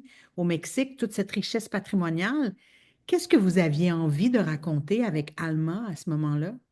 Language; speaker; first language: French; native; French